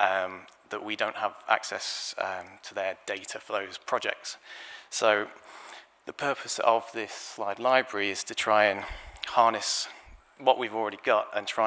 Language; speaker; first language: English; native; English